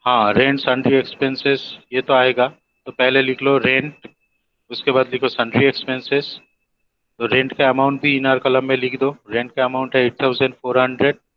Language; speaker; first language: Hindi; non-native, local second language; Bangla